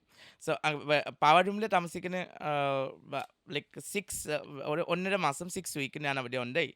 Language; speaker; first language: Malayalam; non-native, local second language; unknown